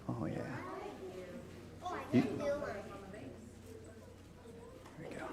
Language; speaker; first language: English; native; English